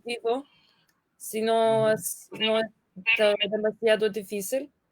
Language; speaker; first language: Spanish; non-native, fluent; Lithuanian